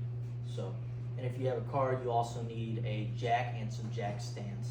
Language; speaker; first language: English; native; English